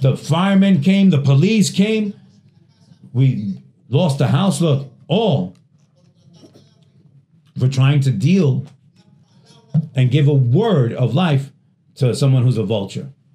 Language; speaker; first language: English; non-native, fluent; Spanish